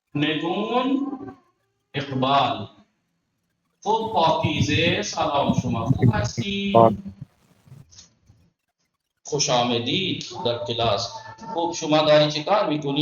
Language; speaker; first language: Persian; non-native, fluent; Urdu